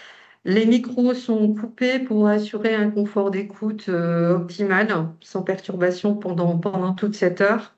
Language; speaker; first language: French; native; French